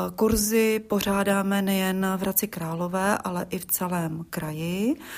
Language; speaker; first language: Czech; native; Czech